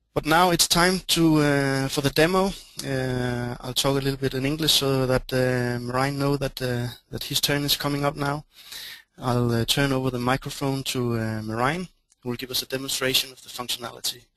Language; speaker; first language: English; non-native, fluent; Danish